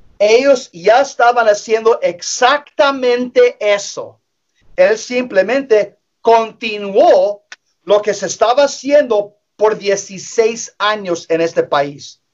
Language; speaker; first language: Spanish; early bilingual, heritage; English